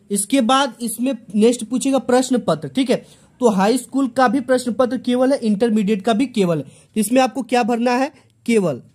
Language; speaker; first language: Hindi; native; Hindi